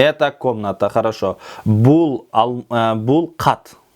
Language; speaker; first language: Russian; non-native, local second language; Kyrgyz